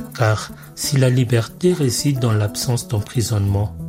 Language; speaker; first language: French; non-native, local second language; Malagasy